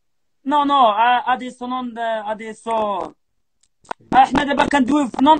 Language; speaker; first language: Italian; non-native, learner; Arabic